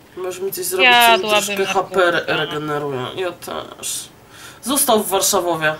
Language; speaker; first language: Polish; native; Polish